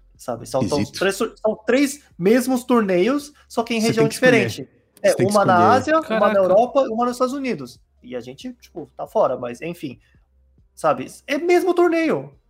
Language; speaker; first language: Portuguese; non-native, fluent; Korean